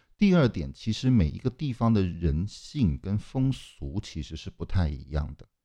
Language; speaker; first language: Chinese; native; Chinese